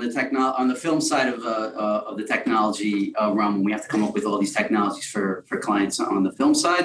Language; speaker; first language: English; native; English